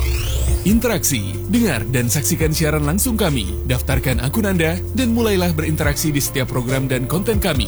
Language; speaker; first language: Indonesian; native; Indonesian